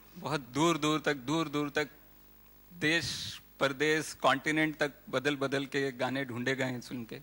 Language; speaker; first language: Hindi; native; Hindi